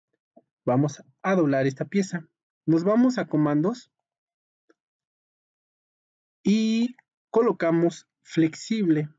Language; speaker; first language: Spanish; native; Spanish